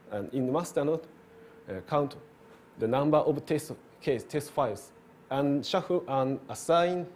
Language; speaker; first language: English; non-native, learner; Japanese